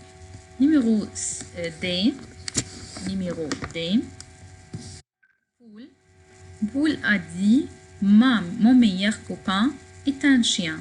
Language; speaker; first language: French; non-native, fluent; Arabic